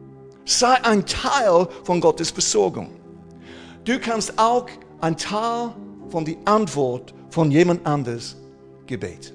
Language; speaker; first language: German; non-native, fluent; English